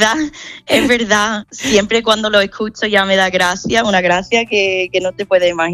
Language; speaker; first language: Spanish; non-native, fluent; English